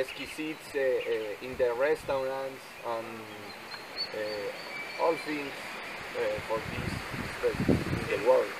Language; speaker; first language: English; non-native, learner; Spanish